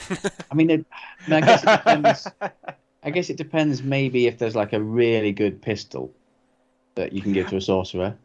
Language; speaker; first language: English; native; English